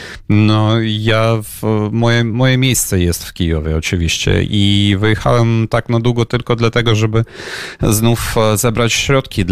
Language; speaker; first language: Polish; non-native, fluent; Ukrainian